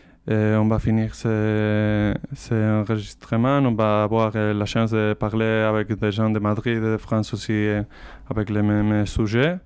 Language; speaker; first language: French; non-native, learner; Spanish